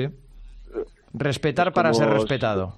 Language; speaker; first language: Spanish; native; Spanish